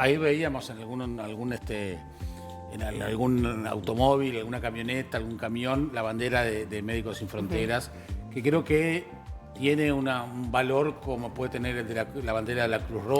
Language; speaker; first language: Spanish; native; Spanish